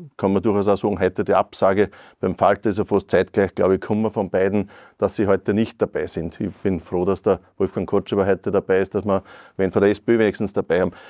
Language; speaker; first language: German; native; German